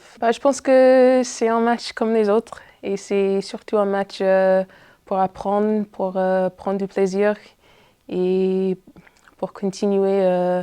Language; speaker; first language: French; non-native, fluent; English